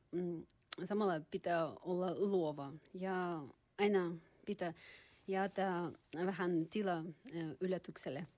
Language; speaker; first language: Finnish; non-native, learner; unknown